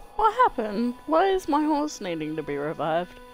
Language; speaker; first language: English; native; English